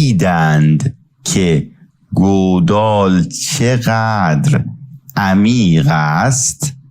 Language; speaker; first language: Persian; non-native, learner; Urdu